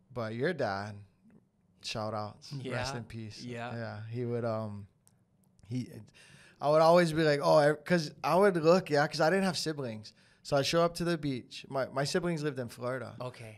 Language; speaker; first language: English; native; English